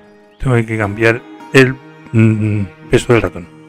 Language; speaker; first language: Spanish; native; Spanish